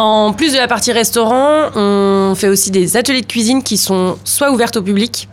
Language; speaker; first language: French; native; French